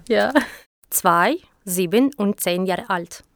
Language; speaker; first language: German; non-native, learner; Ukrainian